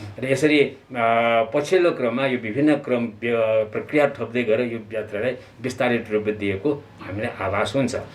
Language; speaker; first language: Nepali; non-native, local second language; Newari